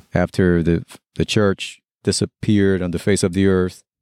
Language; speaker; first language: English; non-native, local second language; Pampanga